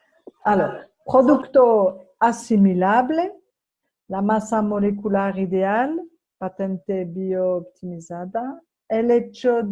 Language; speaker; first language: Spanish; non-native, fluent; French